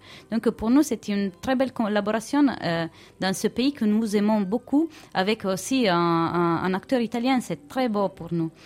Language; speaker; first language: French; non-native, fluent; Italian